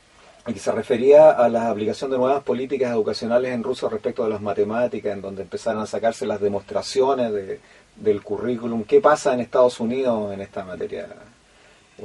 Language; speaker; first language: Spanish; native; Spanish